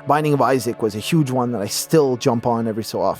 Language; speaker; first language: English; native; English